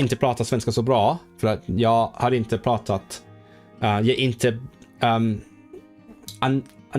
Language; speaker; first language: Swedish; non-native, learner; Cantonese